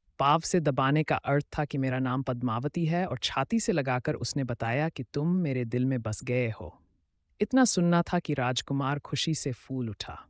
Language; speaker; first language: Hindi; native; Hindi